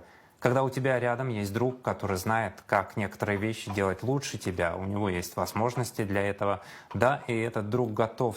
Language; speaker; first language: Russian; native; Russian